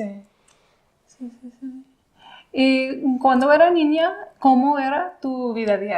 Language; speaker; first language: Spanish; non-native, fluent; English